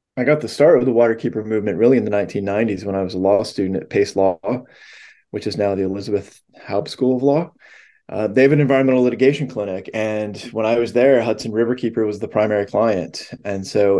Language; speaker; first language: English; native; English